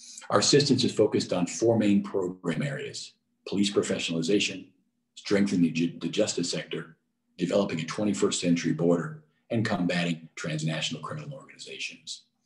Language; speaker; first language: English; native; English